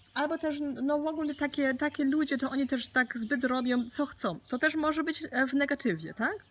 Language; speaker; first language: Polish; early bilingual, heritage; Polish